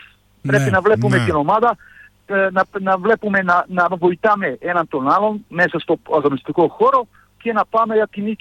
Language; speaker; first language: Greek; non-native, fluent; Serbian